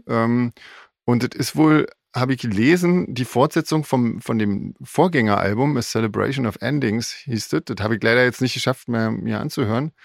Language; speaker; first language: German; native; German